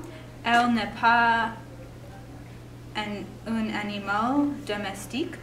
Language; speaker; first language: French; non-native, learner; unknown